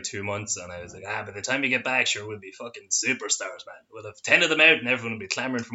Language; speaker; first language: English; native; English